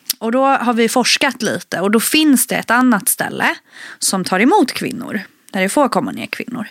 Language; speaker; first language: Swedish; early bilingual, other home language; Spanish